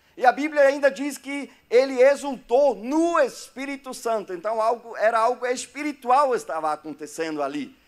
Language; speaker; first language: Portuguese; non-native, fluent; German